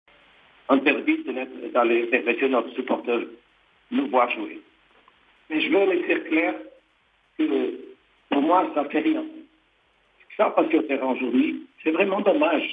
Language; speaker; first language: French; non-native, learner; Portuguese